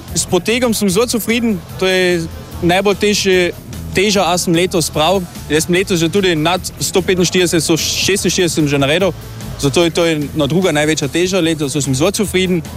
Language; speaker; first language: Slovenian; early bilingual, heritage; Slovenian